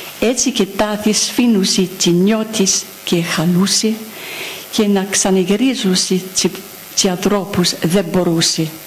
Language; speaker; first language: Greek; non-native, fluent; English